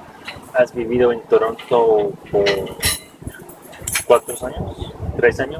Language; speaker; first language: Spanish; non-native, fluent; English